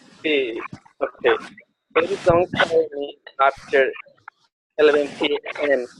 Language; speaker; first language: English; non-native, learner; Spanish